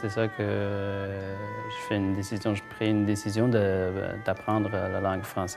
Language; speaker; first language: French; non-native, fluent; Chinese